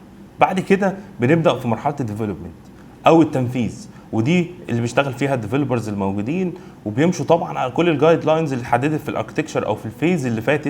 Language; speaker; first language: Arabic; native; Arabic